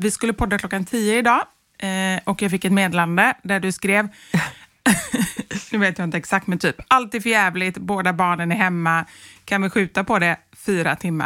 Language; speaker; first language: Swedish; native; Swedish